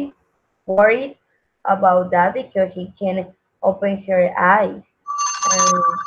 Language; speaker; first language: English; non-native, learner; Spanish